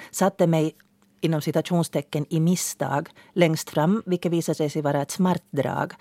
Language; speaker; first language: Swedish; native; Swedish